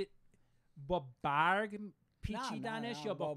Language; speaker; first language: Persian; early bilingual, heritage; Persian